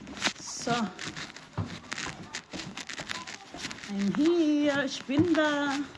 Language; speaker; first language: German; non-native, learner; Filipino